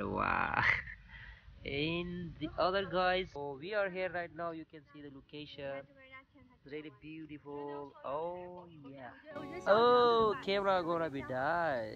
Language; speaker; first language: English; non-native, local second language; Urdu